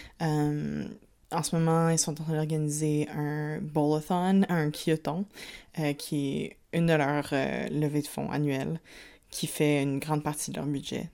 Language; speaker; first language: French; native; French